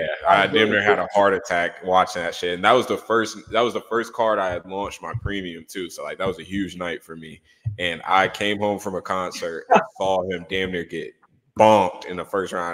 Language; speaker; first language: English; native; English